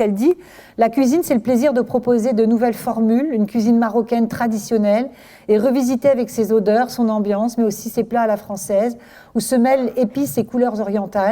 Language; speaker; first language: French; native; French